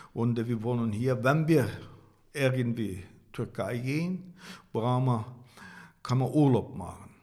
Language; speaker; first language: German; non-native, fluent; Turkish